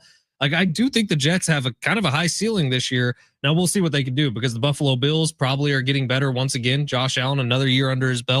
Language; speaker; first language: English; native; English